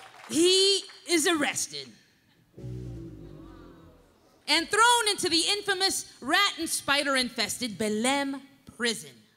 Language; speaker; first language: English; native; English